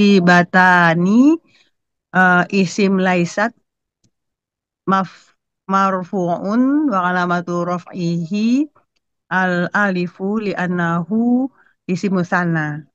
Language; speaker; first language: Arabic; non-native, learner; Indonesian